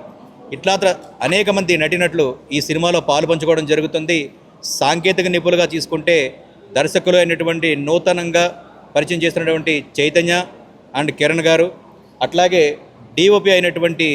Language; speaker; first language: Telugu; native; Telugu